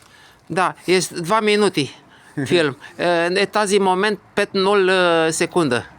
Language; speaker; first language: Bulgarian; non-native, learner; Romanian